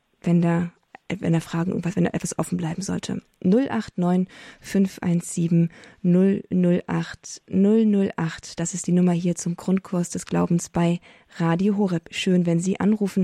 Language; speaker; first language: German; native; German